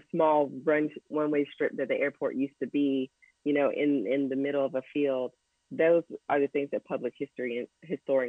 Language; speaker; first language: English; native; English